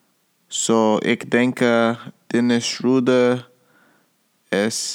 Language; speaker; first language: German; non-native, learner; English